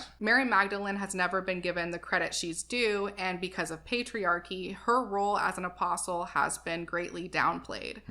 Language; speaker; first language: English; native; English